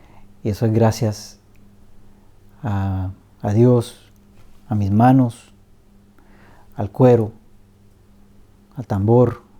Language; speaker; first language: Spanish; early bilingual, other home language; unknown